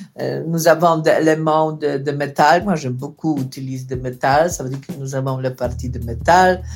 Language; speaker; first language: French; non-native, learner; Polish